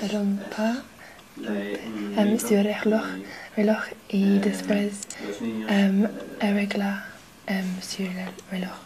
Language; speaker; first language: Spanish; non-native, learner; English